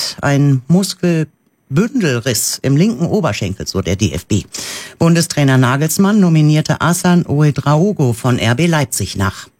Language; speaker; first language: German; native; German